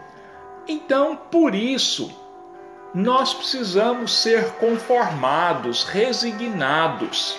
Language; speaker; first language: Portuguese; native; Portuguese